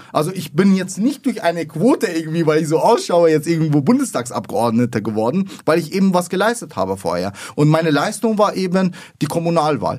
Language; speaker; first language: German; early bilingual, other home language; Arabic